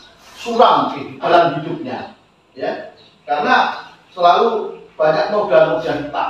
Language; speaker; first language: Indonesian; native; Indonesian